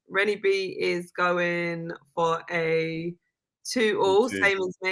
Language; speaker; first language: English; native; English